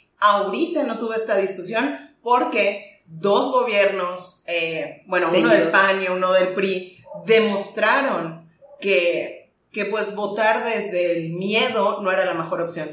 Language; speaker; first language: Spanish; native; Spanish